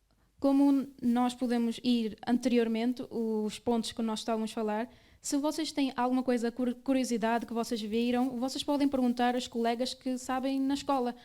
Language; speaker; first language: Portuguese; early bilingual, other home language; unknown